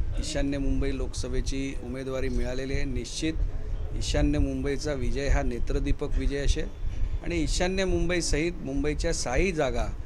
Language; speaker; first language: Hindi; non-native, local second language; Gujarati